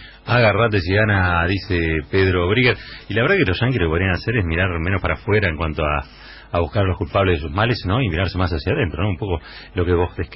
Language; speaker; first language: Spanish; native; Spanish